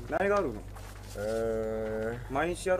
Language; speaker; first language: Japanese; non-native, learner; Korean